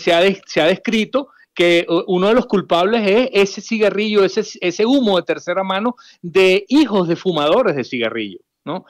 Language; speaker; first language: Spanish; native; Spanish